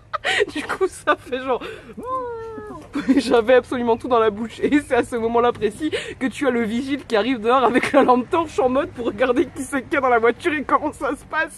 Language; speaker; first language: French; native; French